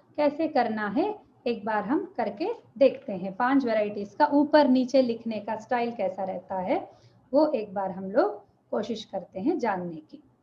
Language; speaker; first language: Hindi; non-native, local second language; Telugu